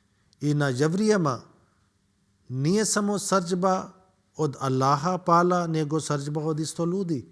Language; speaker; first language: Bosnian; non-native, learner; Urdu